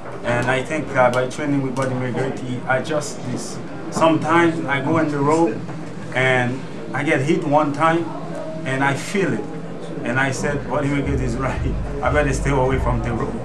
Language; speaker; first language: English; non-native, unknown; French